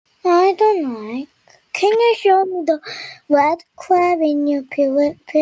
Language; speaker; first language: English; non-native, learner; Korean